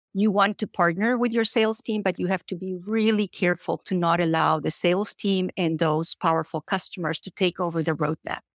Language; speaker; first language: English; non-native, fluent; Spanish